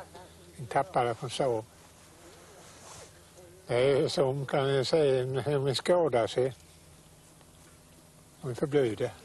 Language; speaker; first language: Swedish; native; Swedish